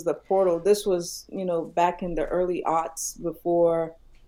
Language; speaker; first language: English; non-native, local second language; Yoruba